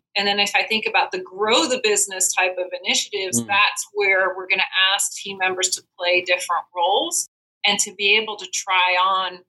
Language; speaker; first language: English; non-native, fluent; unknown